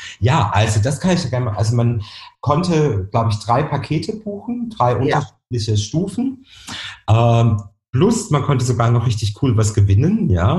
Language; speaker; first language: German; native; German